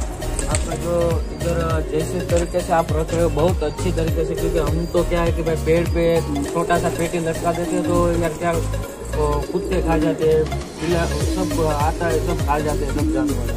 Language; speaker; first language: Hindi; non-native, local second language; Gujarati